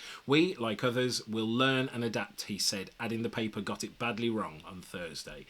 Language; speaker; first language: English; native; English